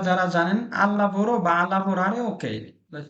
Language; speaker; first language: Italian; non-native, fluent; Bangla